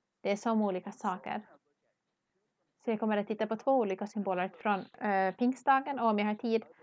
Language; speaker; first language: Swedish; non-native, learner; English